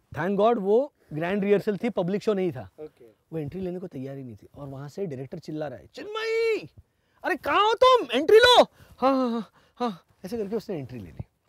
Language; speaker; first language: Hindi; non-native, local second language; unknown